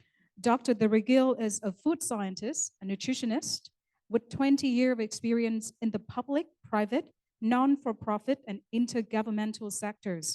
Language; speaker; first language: English; non-native, local second language; Vietnamese